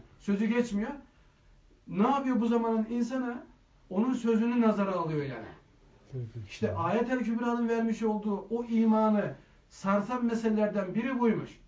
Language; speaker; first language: Turkish; native; Turkish